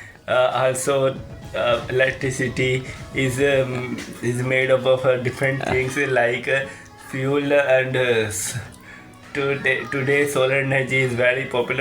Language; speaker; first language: English; non-native, local second language; Urdu